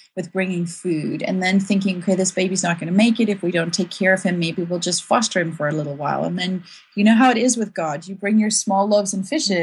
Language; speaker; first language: English; native; English